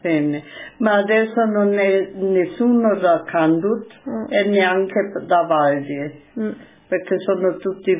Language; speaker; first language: Italian; non-native, local second language; German